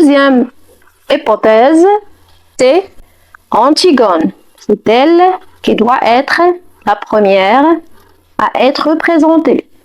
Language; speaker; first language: French; non-native, fluent; Arabic